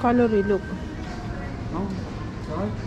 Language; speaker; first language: English; non-native, learner; Filipino